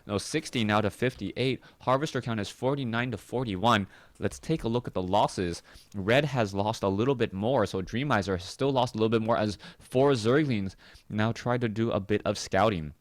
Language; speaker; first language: English; native; English